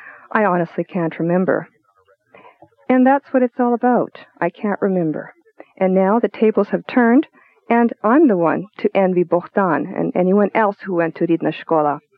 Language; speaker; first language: English; native; English